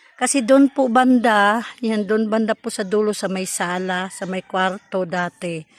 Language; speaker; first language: Filipino; non-native, local second language; Cebuano